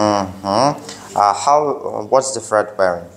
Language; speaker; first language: English; non-native, learner; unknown